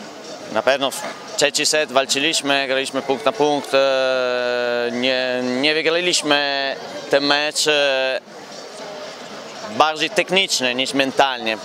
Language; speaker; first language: Polish; non-native, fluent; Italian